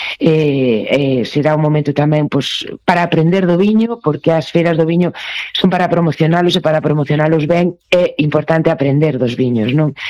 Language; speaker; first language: Galician; native; Galician